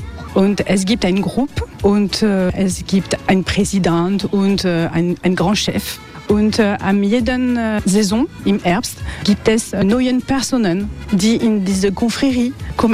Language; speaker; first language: German; non-native, learner; French